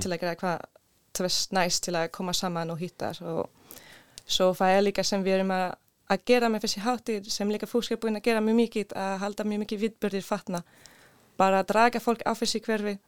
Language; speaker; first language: Icelandic; non-native, learner; Swedish